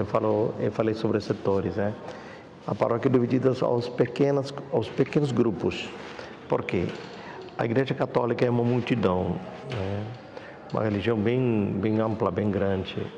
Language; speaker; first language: Portuguese; non-native, fluent; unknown